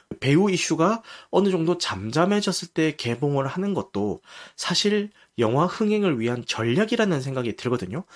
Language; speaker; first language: Korean; native; Korean